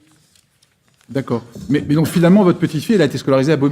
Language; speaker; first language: French; native; French